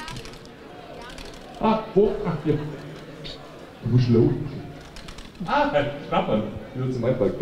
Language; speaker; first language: German; native; German